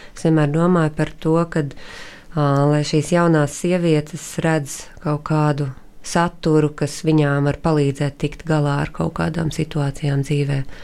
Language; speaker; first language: Latvian; native; Latvian